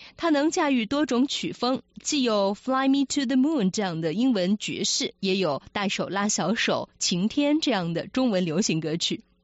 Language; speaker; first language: Chinese; native; Chinese